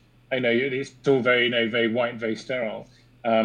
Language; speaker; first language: English; native; English